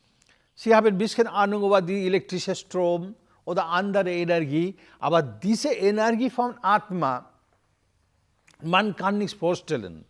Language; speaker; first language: German; non-native, learner; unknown